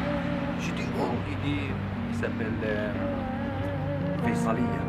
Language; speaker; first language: French; non-native, learner; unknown